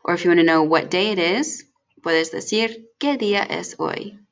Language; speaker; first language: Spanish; non-native, fluent; English